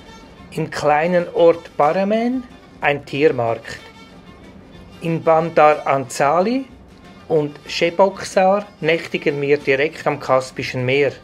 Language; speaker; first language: German; native; German